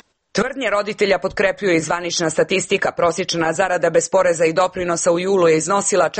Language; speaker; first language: Serbian; native; Serbian